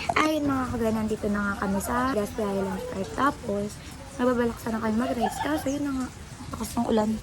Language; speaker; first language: Filipino; native; Filipino